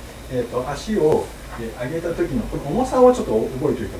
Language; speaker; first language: Japanese; native; Japanese